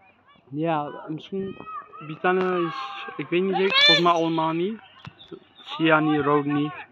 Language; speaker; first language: Dutch; early bilingual, other home language; Turkish